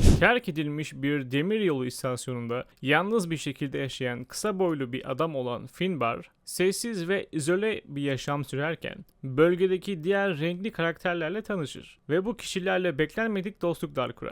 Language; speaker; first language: Turkish; native; Turkish